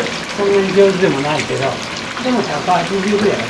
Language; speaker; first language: Japanese; native; Japanese